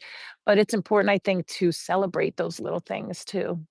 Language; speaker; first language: English; native; English